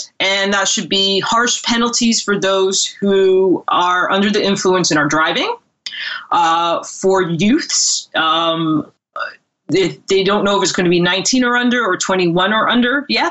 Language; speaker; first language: English; native; English